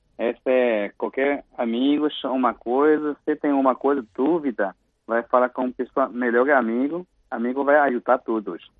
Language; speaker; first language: Portuguese; non-native, learner; Chinese